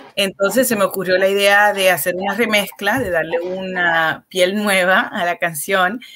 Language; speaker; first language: Spanish; early bilingual, heritage; Spanish